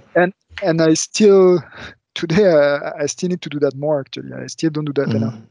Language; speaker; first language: English; non-native, fluent; French